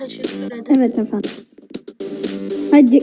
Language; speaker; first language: Turkish; native; Turkish